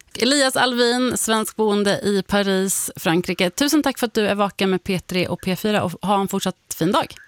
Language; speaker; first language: Swedish; native; Swedish